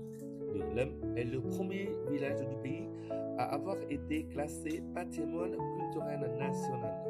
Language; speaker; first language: French; non-native, fluent; Vietnamese